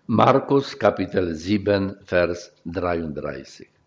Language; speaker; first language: German; non-native, fluent; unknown